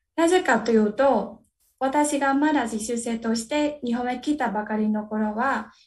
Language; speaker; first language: Japanese; non-native, fluent; Vietnamese